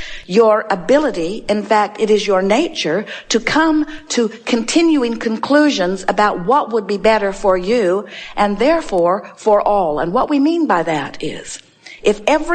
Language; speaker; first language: English; native; English